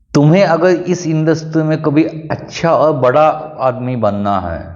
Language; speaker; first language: Hindi; non-native, local second language; Marathi